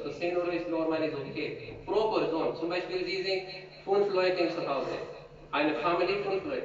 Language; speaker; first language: German; non-native, learner; Urdu